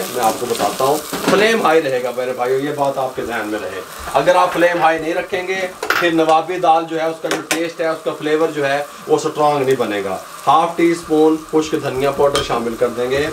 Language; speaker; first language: Hindi; non-native, local second language; Punjabi